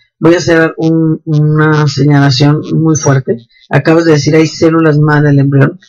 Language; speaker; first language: Spanish; native; Spanish